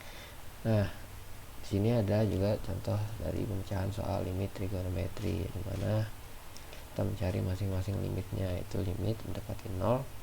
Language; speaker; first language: Indonesian; native; Indonesian